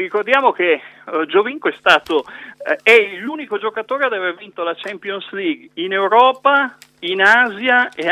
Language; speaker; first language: Italian; native; Italian